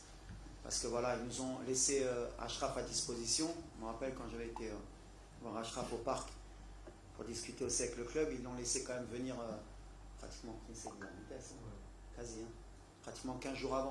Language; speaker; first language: French; native; French